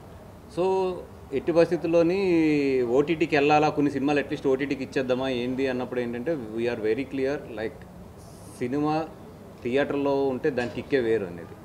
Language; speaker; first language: Telugu; native; Telugu